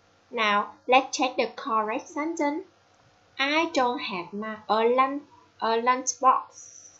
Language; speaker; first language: English; non-native, fluent; Vietnamese